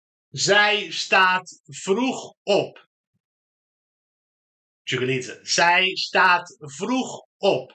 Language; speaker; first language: Dutch; non-native, fluent; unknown